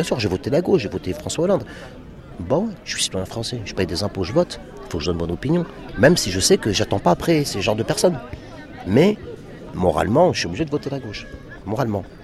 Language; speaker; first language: French; early bilingual, other home language; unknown